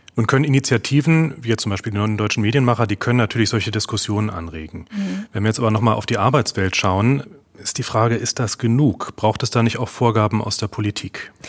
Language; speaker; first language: German; native; German